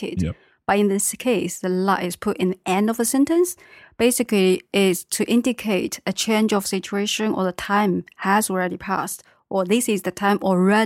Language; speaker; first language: English; non-native, fluent; Chinese